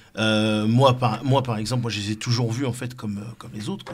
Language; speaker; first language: French; native; French